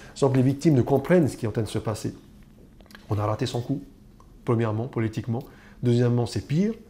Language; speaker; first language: French; native; French